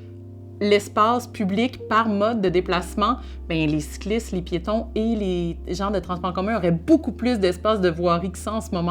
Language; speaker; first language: French; native; French